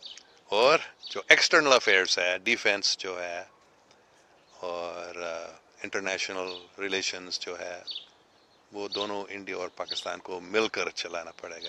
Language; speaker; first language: Hindi; non-native, fluent; English